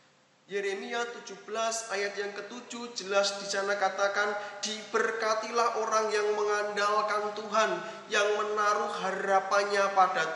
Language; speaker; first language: Indonesian; native; Indonesian